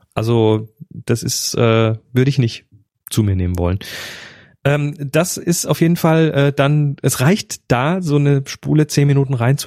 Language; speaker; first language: German; native; German